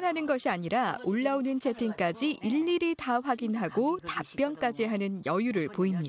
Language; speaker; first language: Korean; native; Korean